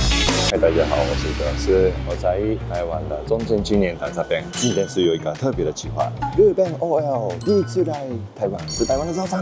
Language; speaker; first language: Chinese; non-native, fluent; Japanese